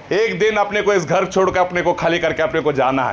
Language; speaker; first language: Hindi; non-native, local second language; Marathi